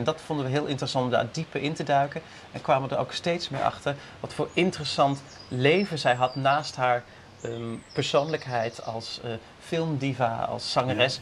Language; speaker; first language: Dutch; native; Dutch